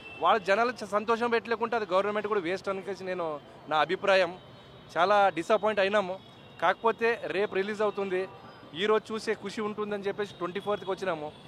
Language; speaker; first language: Telugu; native; Telugu